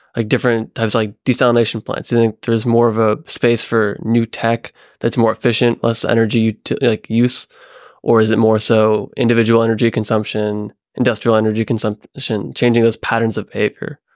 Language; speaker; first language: English; native; English